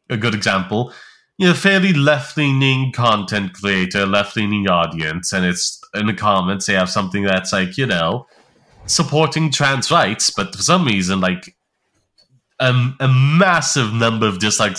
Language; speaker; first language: English; native; English